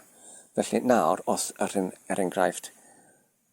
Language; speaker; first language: Welsh; non-native, learner; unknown